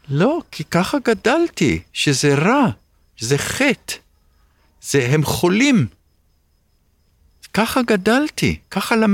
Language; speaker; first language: Hebrew; early bilingual, other home language; English